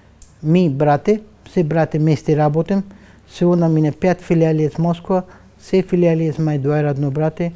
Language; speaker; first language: Russian; non-native, learner; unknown